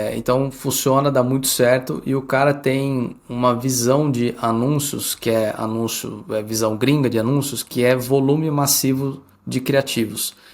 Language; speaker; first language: Portuguese; early bilingual, heritage; Portuguese